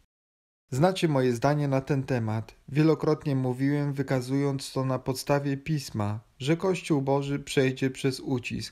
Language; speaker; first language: Polish; native; Polish